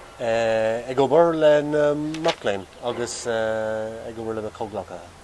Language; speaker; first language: Irish; non-native, local second language; English